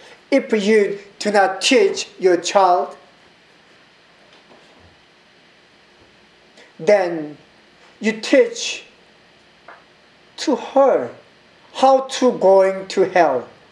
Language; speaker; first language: English; non-native, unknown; Korean